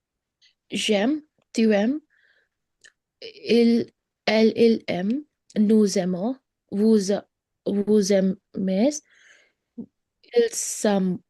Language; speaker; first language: French; non-native, learner; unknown